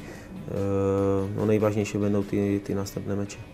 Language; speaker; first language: Polish; non-native, learner; Czech